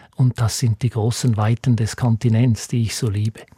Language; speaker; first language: German; native; German